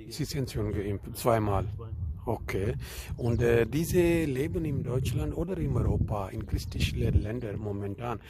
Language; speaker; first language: German; non-native, learner; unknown